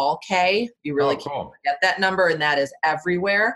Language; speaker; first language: English; native; English